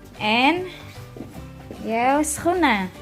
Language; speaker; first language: Dutch; non-native, learner; Filipino